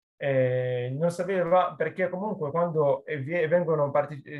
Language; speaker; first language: Italian; non-native, fluent; Arabic